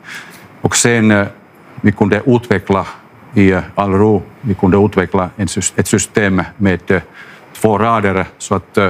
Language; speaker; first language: Swedish; non-native, local second language; Finnish